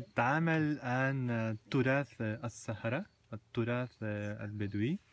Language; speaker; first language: Arabic; non-native, learner; Spanish